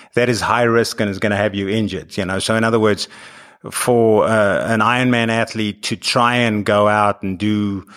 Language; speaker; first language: English; native; English